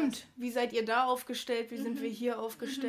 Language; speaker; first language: German; native; German